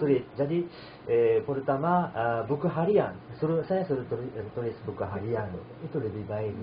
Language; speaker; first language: Indonesian; non-native, learner; Japanese